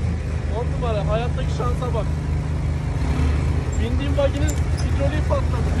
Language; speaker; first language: Turkish; native; Turkish